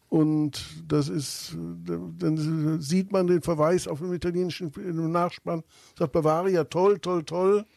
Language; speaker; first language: German; native; German